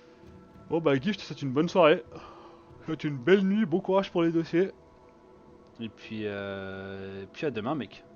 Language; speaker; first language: French; native; French